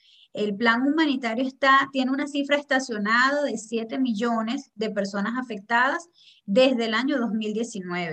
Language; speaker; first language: Spanish; native; Spanish